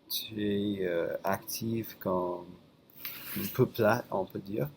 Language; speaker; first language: French; non-native, fluent; English